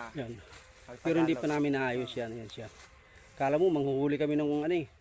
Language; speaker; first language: Filipino; non-native, local second language; Waray